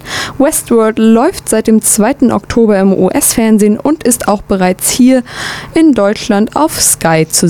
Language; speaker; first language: German; native; German